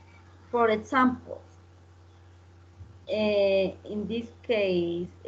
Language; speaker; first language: English; non-native, learner; Spanish